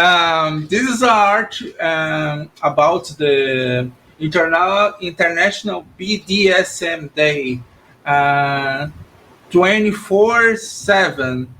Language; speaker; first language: English; non-native, learner; Portuguese